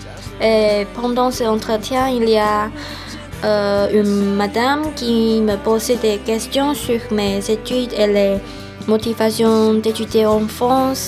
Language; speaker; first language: French; non-native, learner; Chinese